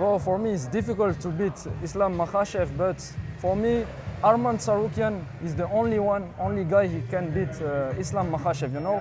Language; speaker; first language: English; non-native, fluent; Arabic